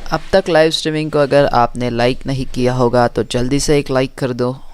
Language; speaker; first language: Hindi; non-native, local second language; Marathi